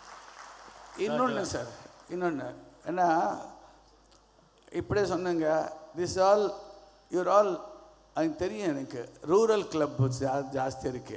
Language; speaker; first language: Tamil; non-native, learner; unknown